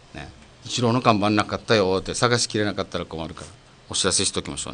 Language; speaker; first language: Japanese; native; Japanese